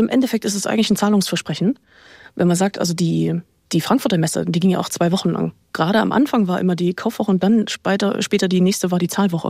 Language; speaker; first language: German; native; German